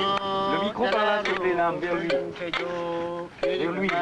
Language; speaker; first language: French; native; French